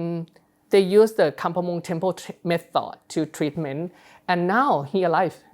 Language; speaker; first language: English; non-native, learner; Thai